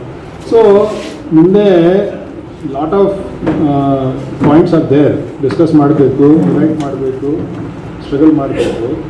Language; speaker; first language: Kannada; non-native, learner; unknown